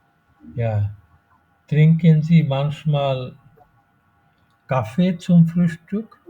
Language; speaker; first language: German; non-native, fluent; Bangla